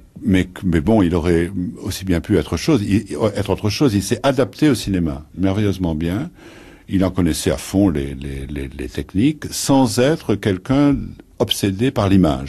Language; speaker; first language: French; native; French